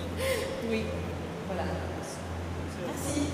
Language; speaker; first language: French; non-native, local second language; Arabic